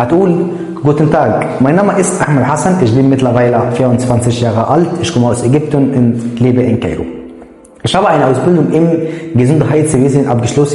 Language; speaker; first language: German; non-native, fluent; Arabic